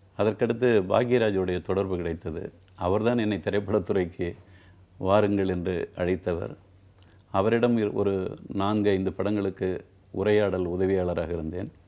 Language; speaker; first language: Tamil; native; Tamil